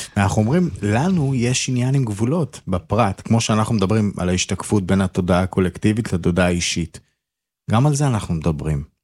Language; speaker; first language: Hebrew; native; Hebrew